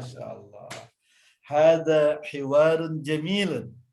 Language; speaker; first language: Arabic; non-native, fluent; Indonesian